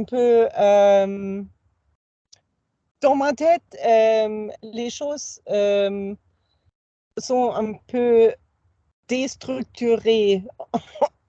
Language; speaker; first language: French; non-native, fluent; German